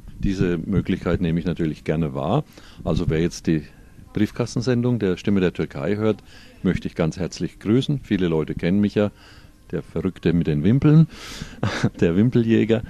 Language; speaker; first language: German; native; German